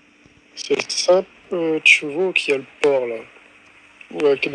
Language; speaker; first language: French; native; French